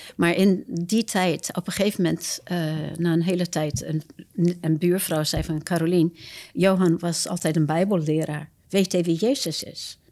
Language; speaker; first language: Dutch; non-native, fluent; English